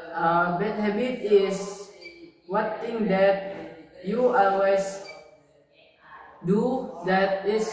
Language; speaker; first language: English; non-native, learner; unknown